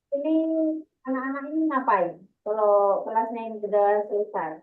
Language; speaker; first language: Indonesian; native; Indonesian